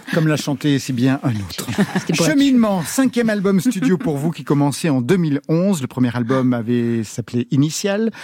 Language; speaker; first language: French; native; French